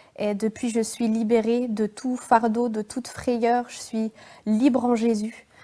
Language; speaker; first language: French; native; French